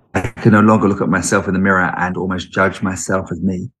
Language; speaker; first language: English; native; English